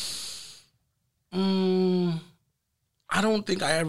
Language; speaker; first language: English; early bilingual, other home language; Spanish